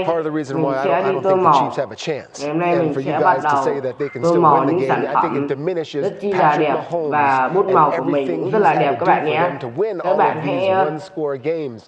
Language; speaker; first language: English; native; English